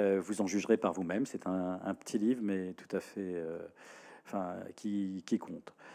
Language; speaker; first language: French; native; French